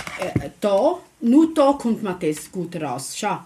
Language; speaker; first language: German; non-native, local second language; Romany